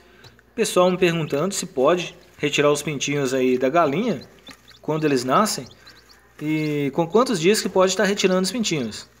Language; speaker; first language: Portuguese; native; Portuguese